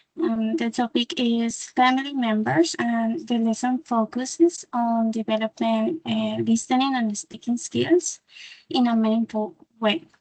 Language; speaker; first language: English; non-native, learner; Spanish